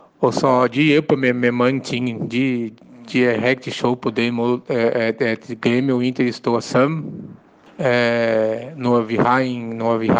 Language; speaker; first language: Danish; non-native, learner; Portuguese